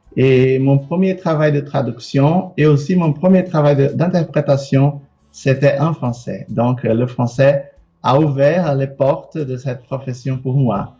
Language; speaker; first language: French; non-native, fluent; Portuguese